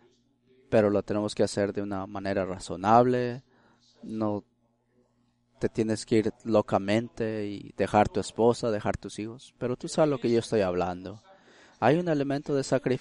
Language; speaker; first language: Spanish; early bilingual, heritage; Spanish